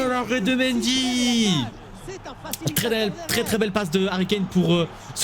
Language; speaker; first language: French; native; French